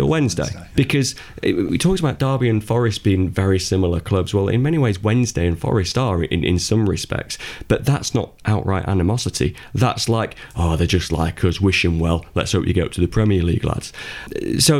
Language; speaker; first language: English; native; English